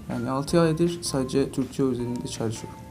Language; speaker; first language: Turkish; non-native, learner; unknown